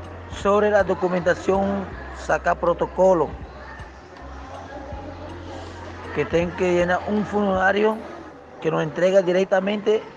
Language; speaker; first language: Spanish; non-native, local second language; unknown